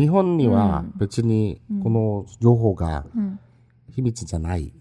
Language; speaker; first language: Japanese; non-native, fluent; Korean